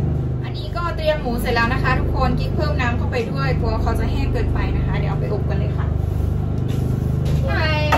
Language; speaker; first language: Thai; native; Thai